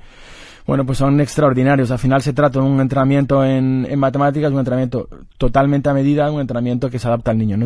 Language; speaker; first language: Spanish; native; Spanish